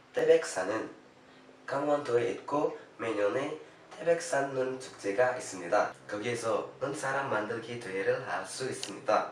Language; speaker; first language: Korean; non-native, learner; Indonesian